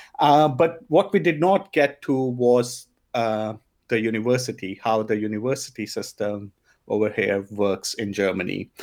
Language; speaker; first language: English; non-native, local second language; Punjabi